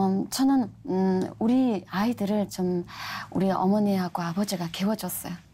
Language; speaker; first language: Korean; non-native, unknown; Mongolian